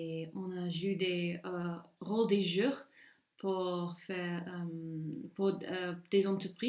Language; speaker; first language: French; non-native, learner; English